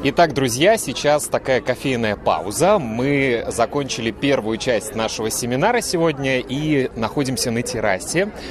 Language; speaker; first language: Russian; native; Russian